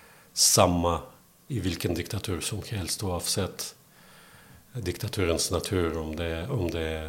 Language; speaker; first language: Swedish; non-native, fluent; Belarusian